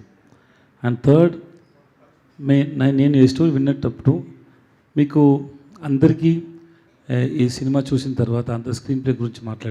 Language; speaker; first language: Telugu; non-native, learner; Tamil